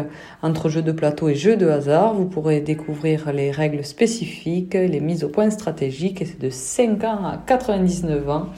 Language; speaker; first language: French; native; French